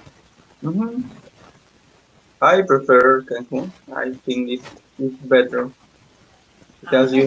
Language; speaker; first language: English; non-native, learner; Spanish